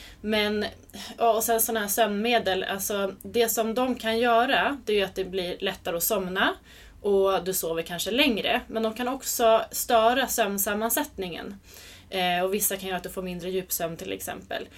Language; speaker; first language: Swedish; native; Swedish